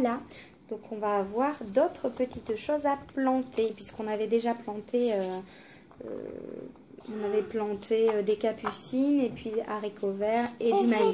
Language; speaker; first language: French; native; French